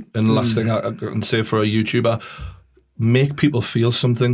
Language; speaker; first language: English; native; English